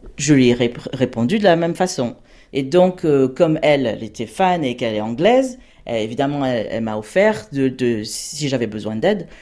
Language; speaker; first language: French; native; French